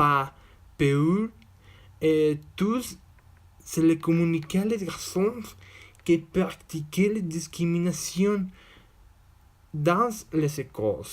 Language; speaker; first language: French; non-native, learner; Spanish